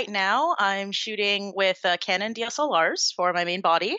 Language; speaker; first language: English; native; English